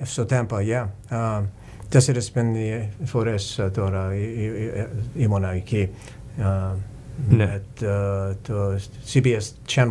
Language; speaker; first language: Greek; early bilingual, heritage; English